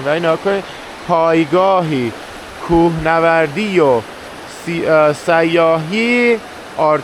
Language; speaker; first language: Persian; native; Persian